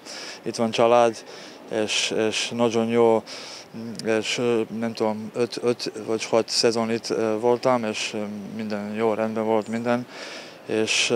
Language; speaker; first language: Hungarian; non-native, learner; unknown